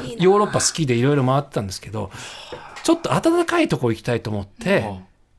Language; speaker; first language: Japanese; native; Japanese